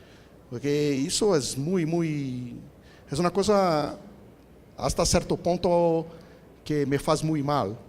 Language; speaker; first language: Spanish; non-native, fluent; Portuguese